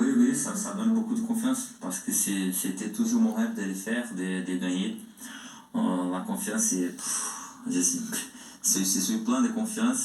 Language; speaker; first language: French; non-native, learner; Portuguese